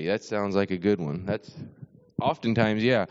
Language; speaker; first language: English; native; English